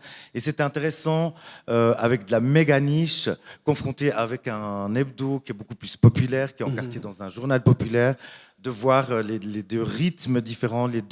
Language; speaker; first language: French; native; French